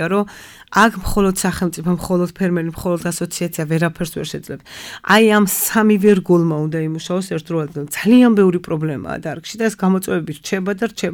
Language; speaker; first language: Georgian; native; Georgian